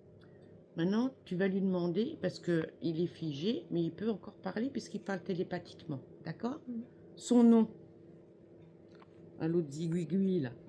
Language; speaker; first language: French; native; French